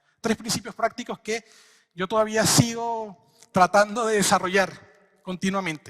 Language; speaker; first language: Spanish; native; Spanish